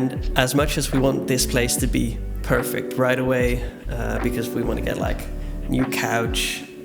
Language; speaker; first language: English; non-native, fluent; Dutch